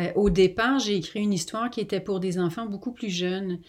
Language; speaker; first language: French; native; French